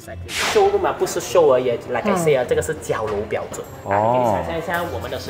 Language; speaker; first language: Chinese; native; Chinese